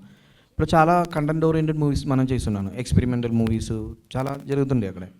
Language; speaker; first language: Telugu; non-native, local second language; Malayalam